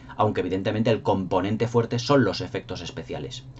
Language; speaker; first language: Spanish; native; Spanish